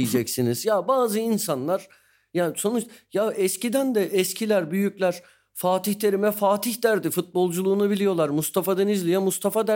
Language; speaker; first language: Turkish; native; Turkish